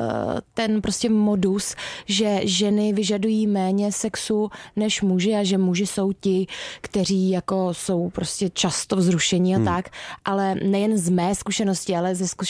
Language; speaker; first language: Czech; native; Czech